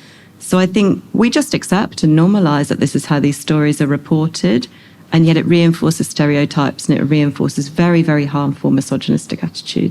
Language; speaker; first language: English; native; English